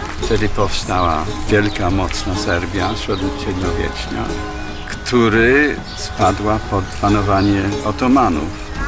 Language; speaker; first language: Polish; non-native, fluent; English